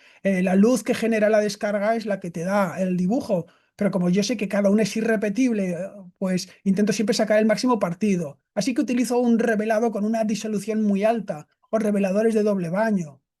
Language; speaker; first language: Spanish; native; Spanish